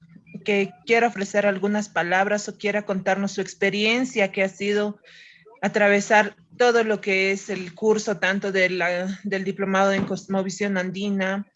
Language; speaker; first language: Spanish; native; Spanish